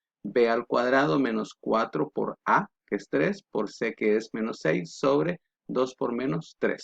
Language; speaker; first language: Spanish; native; Spanish